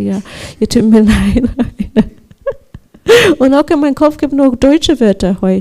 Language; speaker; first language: German; non-native, learner; English